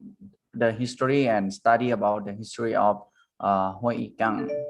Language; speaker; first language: English; non-native, learner; Thai